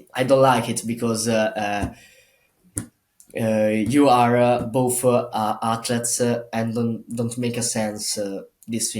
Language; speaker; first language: English; non-native, learner; Italian